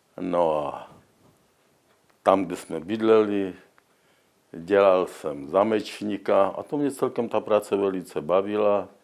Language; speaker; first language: Czech; non-native, local second language; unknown